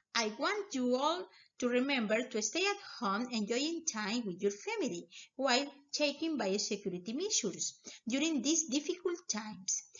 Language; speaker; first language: English; non-native, fluent; Spanish